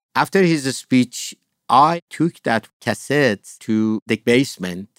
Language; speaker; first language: English; non-native, fluent; Persian